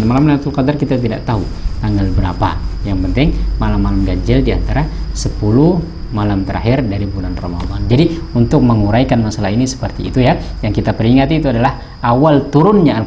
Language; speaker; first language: Indonesian; native; Indonesian